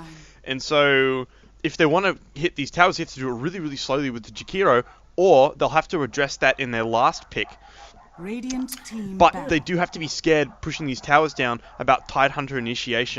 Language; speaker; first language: English; native; English